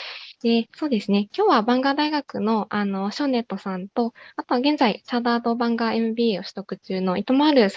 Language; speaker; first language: Japanese; native; Japanese